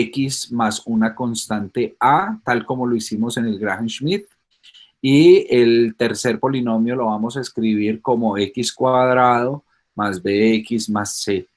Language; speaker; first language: Spanish; native; Spanish